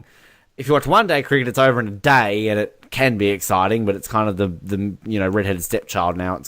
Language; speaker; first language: English; native; English